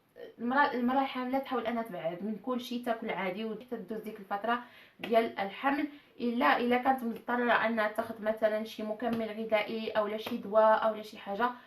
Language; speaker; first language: Arabic; native; Arabic